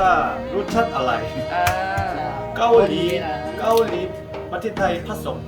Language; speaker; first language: Thai; non-native, learner; Korean